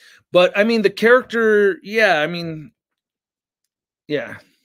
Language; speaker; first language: English; native; English